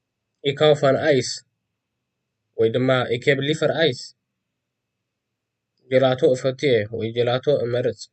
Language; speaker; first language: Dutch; non-native, fluent; Tigrinya